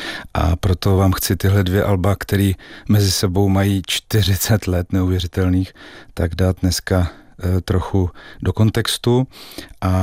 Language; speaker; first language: Czech; native; Czech